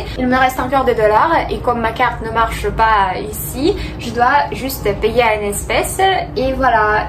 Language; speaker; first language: French; non-native, fluent; Russian